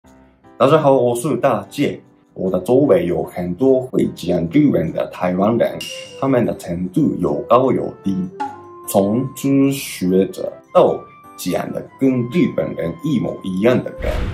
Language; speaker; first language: Chinese; non-native, fluent; Japanese